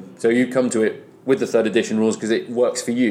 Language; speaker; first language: English; native; English